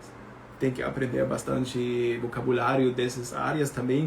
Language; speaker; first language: Portuguese; non-native, fluent; German